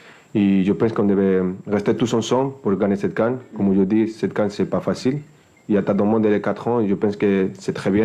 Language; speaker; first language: French; non-native, fluent; Spanish